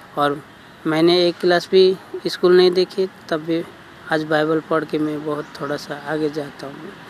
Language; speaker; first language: Hindi; non-native, local second language; Nepali